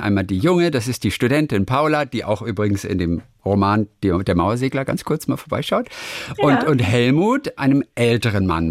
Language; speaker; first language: German; native; German